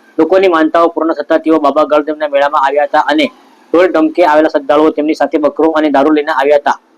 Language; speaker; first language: Gujarati; native; Gujarati